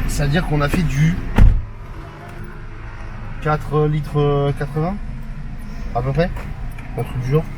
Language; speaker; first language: French; native; French